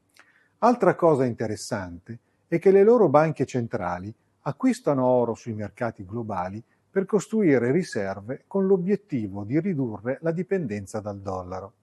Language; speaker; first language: Italian; native; Italian